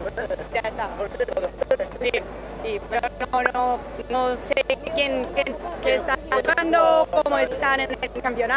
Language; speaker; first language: Spanish; non-native, learner; Portuguese